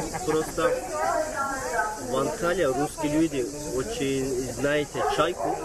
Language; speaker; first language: Russian; non-native, learner; Turkish